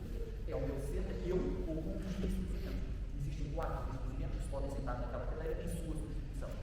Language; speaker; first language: Portuguese; native; Portuguese